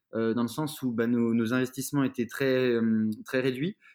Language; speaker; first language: French; native; French